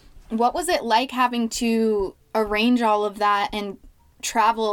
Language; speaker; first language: English; early bilingual, other home language; Spanish